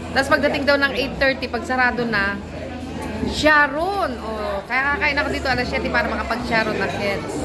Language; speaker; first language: Filipino; native; Filipino